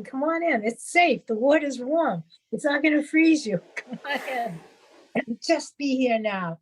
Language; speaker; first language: English; native; English